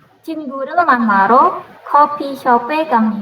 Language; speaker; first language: Korean; non-native, learner; Indonesian